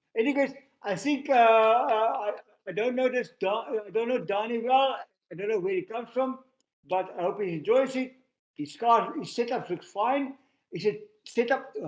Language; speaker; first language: English; non-native, local second language; Afrikaans